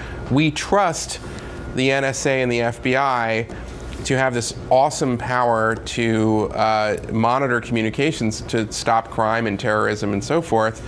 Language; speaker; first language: English; native; English